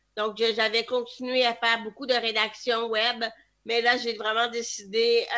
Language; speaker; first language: French; native; French